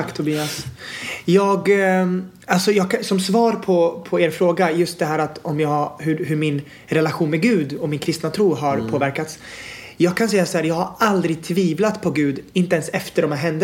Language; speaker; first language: Swedish; native; Swedish